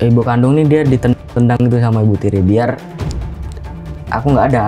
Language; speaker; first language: Indonesian; non-native, local second language; Javanese